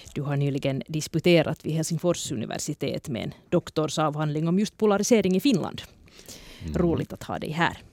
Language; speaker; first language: Swedish; native; Swedish